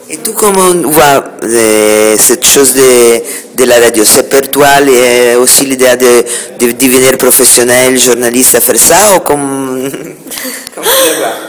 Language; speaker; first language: French; non-native, fluent; Italian